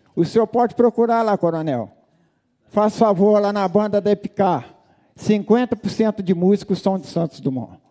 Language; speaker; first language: Portuguese; native; Portuguese